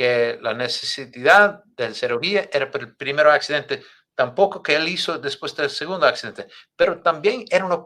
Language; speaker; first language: Spanish; non-native, fluent; English